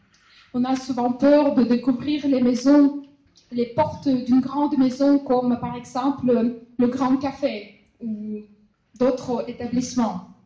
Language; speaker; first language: French; non-native, fluent; Russian